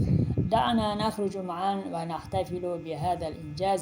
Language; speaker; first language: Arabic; non-native, fluent; Uzbek